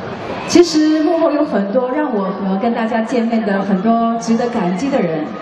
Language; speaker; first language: Chinese; native; Chinese